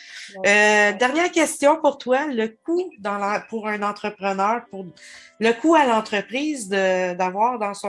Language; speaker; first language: French; native; French